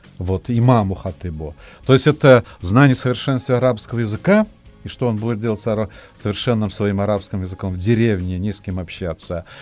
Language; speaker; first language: Russian; non-native, local second language; Tatar